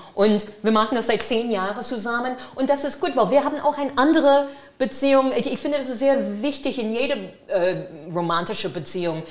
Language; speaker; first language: German; non-native, fluent; English